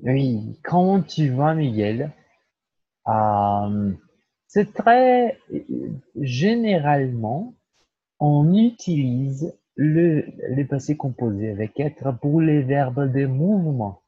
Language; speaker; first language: French; non-native, fluent; Portuguese